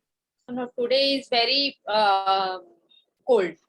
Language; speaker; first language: English; non-native, learner; Hindi